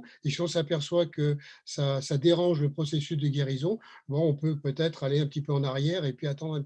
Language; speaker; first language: French; native; French